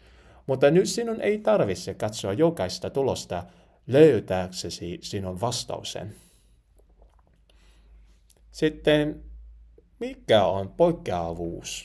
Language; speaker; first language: Finnish; non-native, learner; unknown